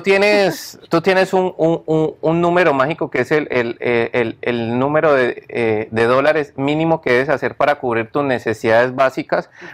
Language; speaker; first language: Spanish; native; Spanish